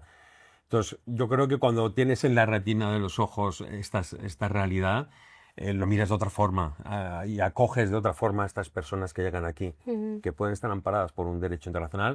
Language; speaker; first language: Spanish; native; Spanish